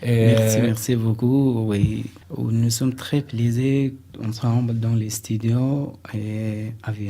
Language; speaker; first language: French; non-native, learner; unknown